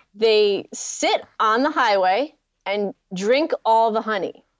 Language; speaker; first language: English; native; English